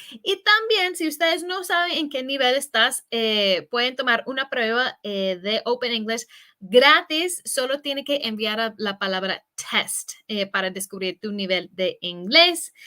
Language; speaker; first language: Spanish; non-native, fluent; English